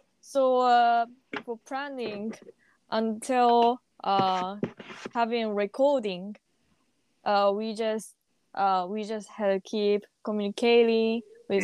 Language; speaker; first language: English; non-native, learner; Japanese